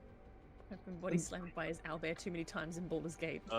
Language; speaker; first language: English; native; English